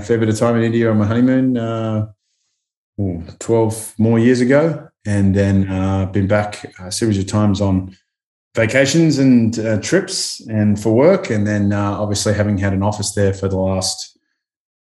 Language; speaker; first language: English; native; English